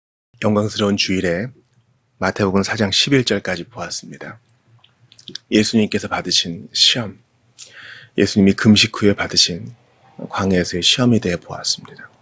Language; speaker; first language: Korean; native; Korean